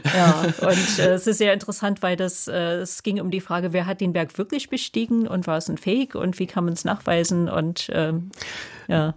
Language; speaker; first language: German; non-native, fluent; English